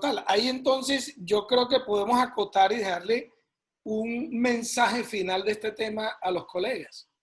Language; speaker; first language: Spanish; native; Spanish